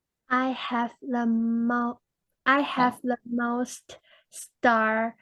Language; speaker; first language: English; non-native, learner; Chinese